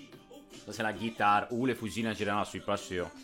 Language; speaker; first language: French; non-native, fluent; Italian